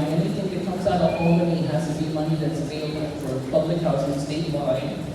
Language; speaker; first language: English; native; English